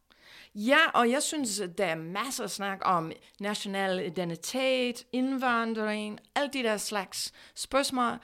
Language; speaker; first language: Danish; non-native, fluent; English